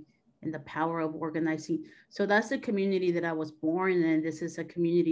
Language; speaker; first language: English; native; English